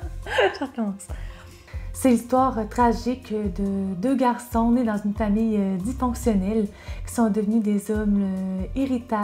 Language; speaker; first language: French; native; French